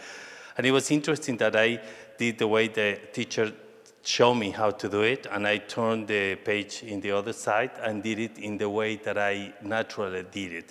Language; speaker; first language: English; non-native, fluent; Spanish